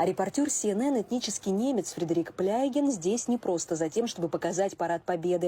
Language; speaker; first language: Russian; native; Russian